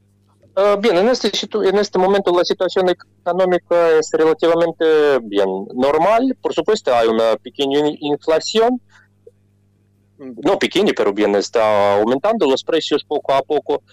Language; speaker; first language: Spanish; non-native, fluent; Russian